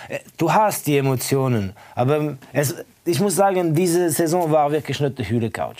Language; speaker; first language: German; non-native, fluent; Estonian